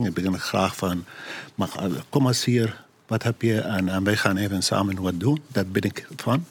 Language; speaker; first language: Dutch; non-native, learner; Arabic